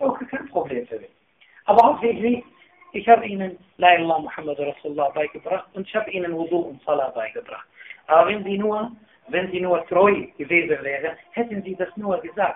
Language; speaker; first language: German; non-native, fluent; Arabic